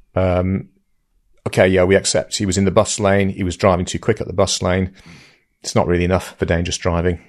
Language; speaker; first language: English; native; English